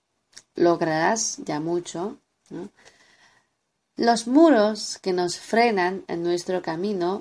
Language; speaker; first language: Spanish; non-native, fluent; Chinese